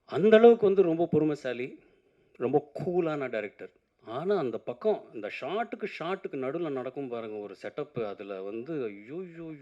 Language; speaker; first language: Tamil; non-native, local second language; Telugu